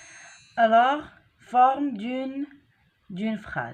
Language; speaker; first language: French; non-native, local second language; Arabic